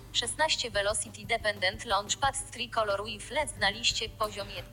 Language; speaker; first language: Polish; native; Polish